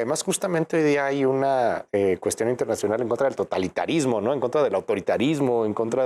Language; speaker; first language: Spanish; native; Spanish